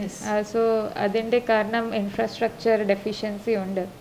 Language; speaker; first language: Malayalam; non-native, local second language; Marathi